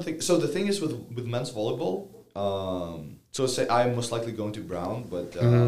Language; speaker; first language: English; non-native, fluent; Ukrainian